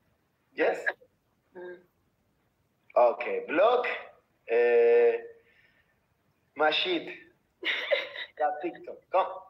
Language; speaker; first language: English; non-native, learner; Spanish